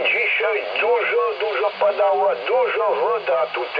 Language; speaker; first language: Polish; non-native, learner; French